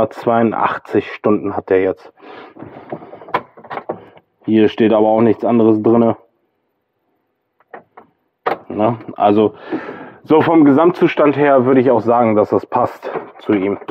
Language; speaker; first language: German; native; German